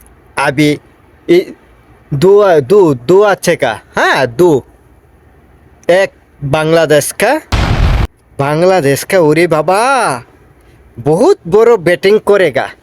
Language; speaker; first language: Hindi; non-native, learner; Bangla